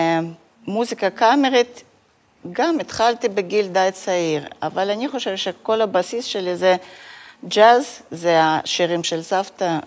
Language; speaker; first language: Hebrew; non-native, fluent; Russian